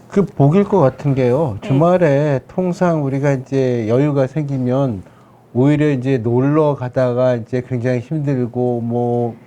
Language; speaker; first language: Korean; native; Korean